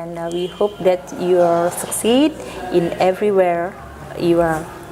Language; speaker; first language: English; non-native, fluent; Indonesian